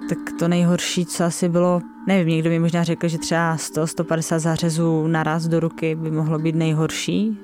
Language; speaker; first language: Czech; native; Czech